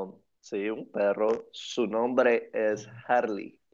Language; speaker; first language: Spanish; early bilingual, other home language; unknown